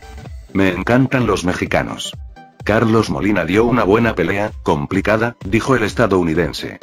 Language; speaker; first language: Spanish; native; Spanish